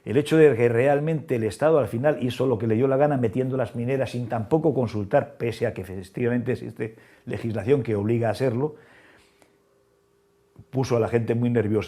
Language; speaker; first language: Spanish; native; Spanish